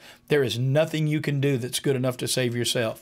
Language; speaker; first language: English; native; English